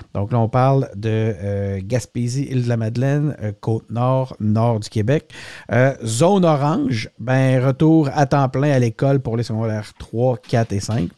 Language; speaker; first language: French; native; French